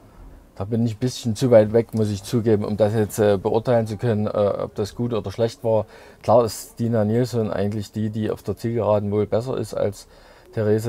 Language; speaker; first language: German; native; German